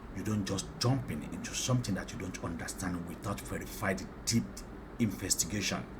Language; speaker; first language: English; non-native, local second language; Yoruba